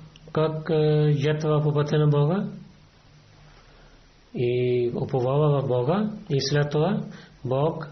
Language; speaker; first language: Bulgarian; non-native, fluent; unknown